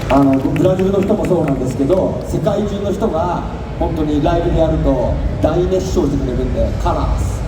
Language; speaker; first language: Japanese; native; Japanese